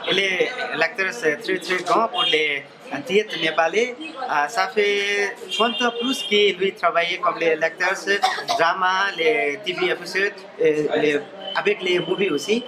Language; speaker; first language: French; non-native, learner; Nepali